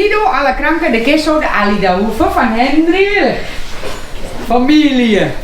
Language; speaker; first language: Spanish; non-native, learner; Dutch